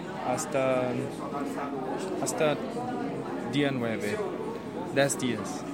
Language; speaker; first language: Spanish; non-native, learner; Portuguese